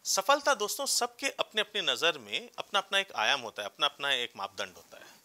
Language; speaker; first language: Hindi; native; Hindi